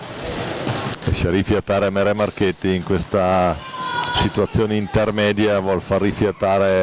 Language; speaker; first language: Italian; native; Italian